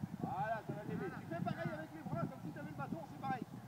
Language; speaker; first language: French; native; French